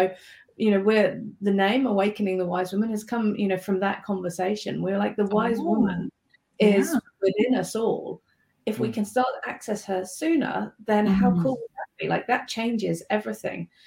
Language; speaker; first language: English; native; English